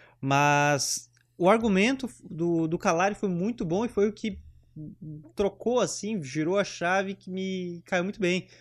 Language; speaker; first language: Portuguese; native; Portuguese